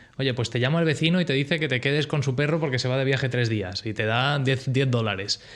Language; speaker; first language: Spanish; early bilingual, heritage; Spanish